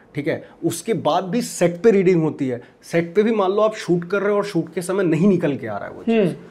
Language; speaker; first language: Hindi; native; Hindi